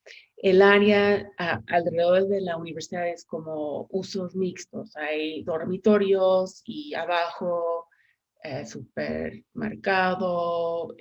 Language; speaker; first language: Spanish; non-native, fluent; English